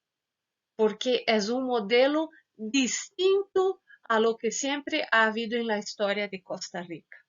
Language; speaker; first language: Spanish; non-native, fluent; Portuguese